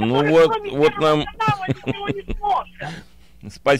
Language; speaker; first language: Russian; native; Russian